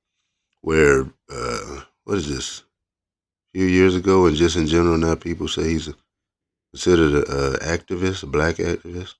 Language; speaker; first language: English; native; English